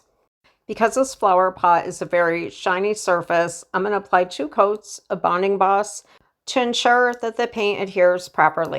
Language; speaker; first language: English; native; English